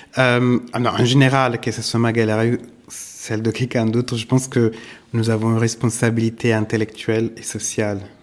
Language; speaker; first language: French; non-native, fluent; Italian